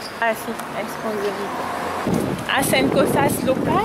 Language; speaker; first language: Spanish; non-native, learner; French